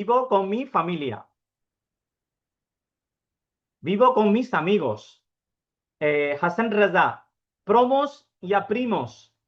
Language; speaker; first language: Spanish; non-native, fluent; Urdu